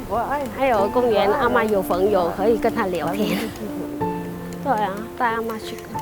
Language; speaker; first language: Chinese; non-native, fluent; Vietnamese